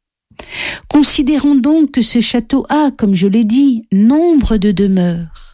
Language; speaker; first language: French; native; French